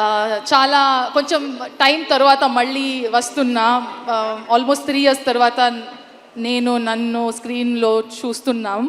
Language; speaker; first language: Telugu; non-native, learner; Kannada